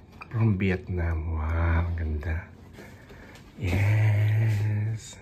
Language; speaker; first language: English; non-native, local second language; Filipino